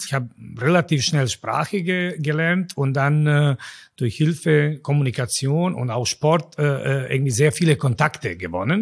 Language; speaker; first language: German; non-native, fluent; Croatian